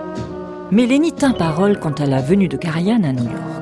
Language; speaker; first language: French; native; French